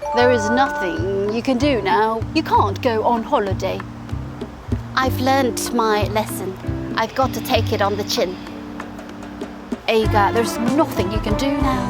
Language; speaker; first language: English; non-native, fluent; Korean